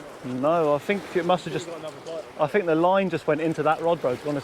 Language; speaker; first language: English; native; English